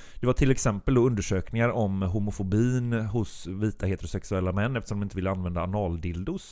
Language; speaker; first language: Swedish; native; Swedish